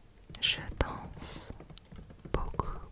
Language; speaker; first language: French; non-native, learner; English